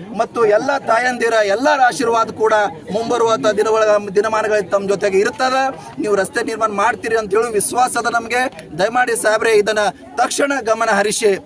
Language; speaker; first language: Kannada; non-native, local second language; Lambadi